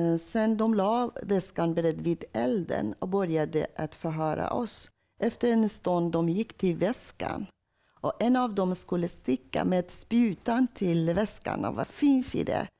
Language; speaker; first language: Swedish; non-native, fluent; Persian